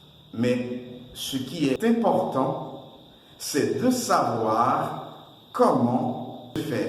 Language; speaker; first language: French; non-native, local second language; Haitian Creole